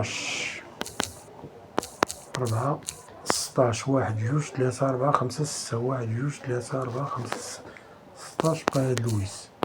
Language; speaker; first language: Arabic; native; Arabic